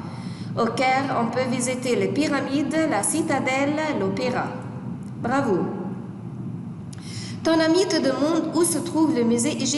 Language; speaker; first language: French; non-native, fluent; Arabic